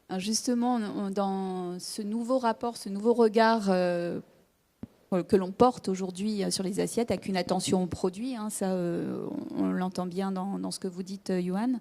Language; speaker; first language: French; native; French